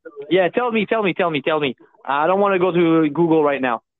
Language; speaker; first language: English; non-native, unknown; French